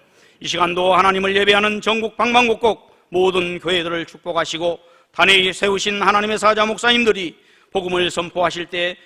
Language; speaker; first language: Korean; native; Korean